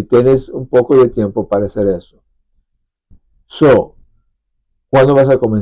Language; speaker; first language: Spanish; early bilingual, other home language; English